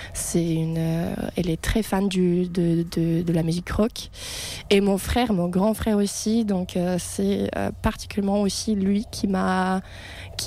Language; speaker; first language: French; non-native, fluent; Russian